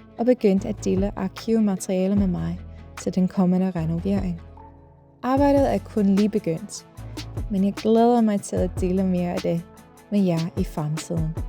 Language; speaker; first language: Danish; non-native, fluent; English